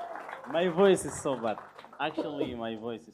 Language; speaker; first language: English; non-native, learner; Arabic